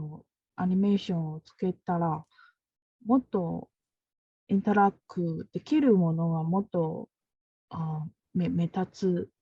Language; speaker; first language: Japanese; non-native, learner; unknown